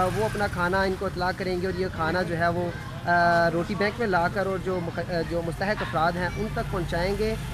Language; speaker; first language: Urdu; non-native, local second language; Punjabi